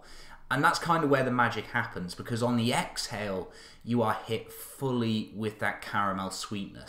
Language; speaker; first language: English; native; English